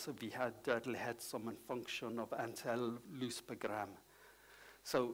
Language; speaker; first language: Norwegian; non-native, learner; English